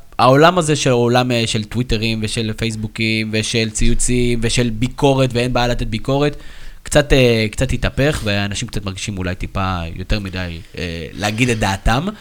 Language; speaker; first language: Hebrew; native; Hebrew